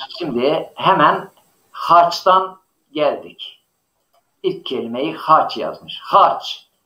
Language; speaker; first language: Turkish; non-native, local second language; Zaza